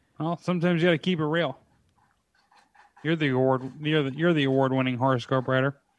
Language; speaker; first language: English; native; English